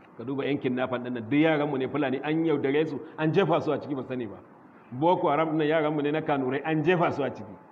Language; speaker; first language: Hausa; non-native, local second language; Kanuri